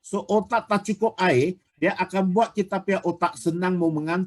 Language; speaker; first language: Indonesian; non-native, local second language; Chinese